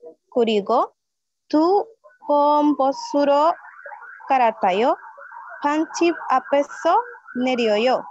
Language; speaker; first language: Korean; non-native, learner; Spanish